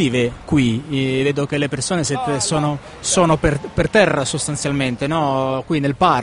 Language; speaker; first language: Italian; native; Italian